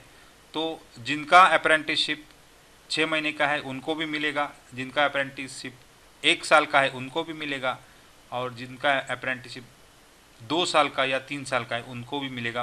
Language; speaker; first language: Hindi; non-native, local second language; Marathi